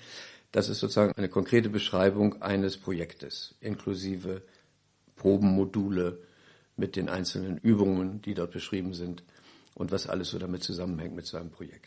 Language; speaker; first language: German; native; German